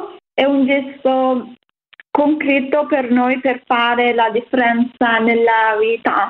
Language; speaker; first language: Italian; non-native, learner; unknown